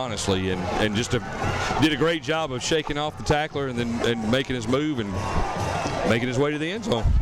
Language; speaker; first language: English; native; English